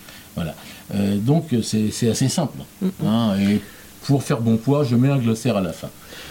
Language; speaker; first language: French; native; French